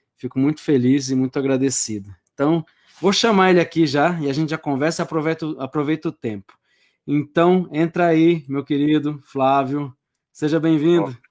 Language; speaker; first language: Portuguese; native; Portuguese